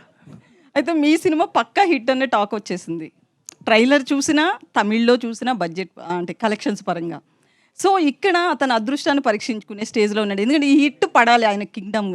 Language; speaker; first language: Telugu; native; Telugu